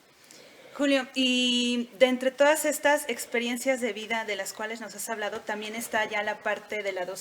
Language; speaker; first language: Spanish; native; Spanish